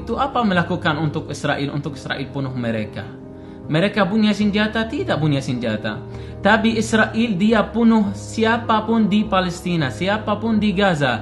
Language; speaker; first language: Indonesian; non-native, fluent; Arabic